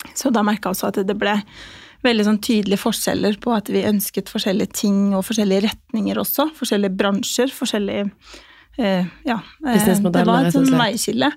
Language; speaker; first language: Norwegian; early bilingual, other home language; Albanian